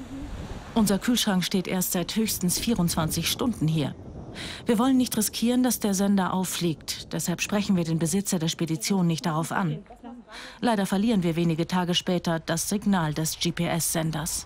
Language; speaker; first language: German; native; German